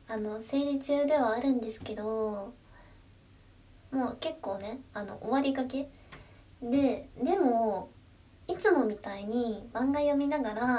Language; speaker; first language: Japanese; native; Japanese